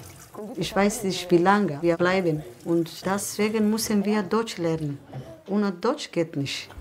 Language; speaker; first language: German; non-native, learner; Somali